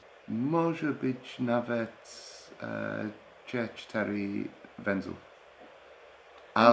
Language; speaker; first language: Polish; non-native, learner; English